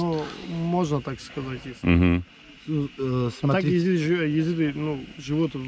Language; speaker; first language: Russian; non-native, local second language; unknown